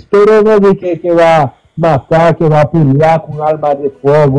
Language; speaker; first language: Spanish; non-native, fluent; Haitian Creole